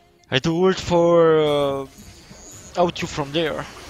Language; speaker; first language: English; non-native, learner; Romanian